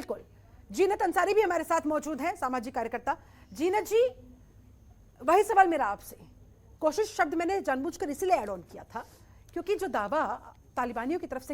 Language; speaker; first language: Hindi; native; Hindi